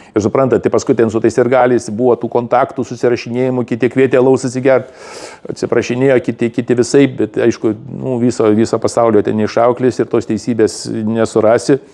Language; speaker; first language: Lithuanian; native; Lithuanian